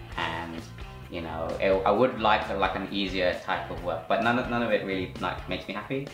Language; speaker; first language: English; native; English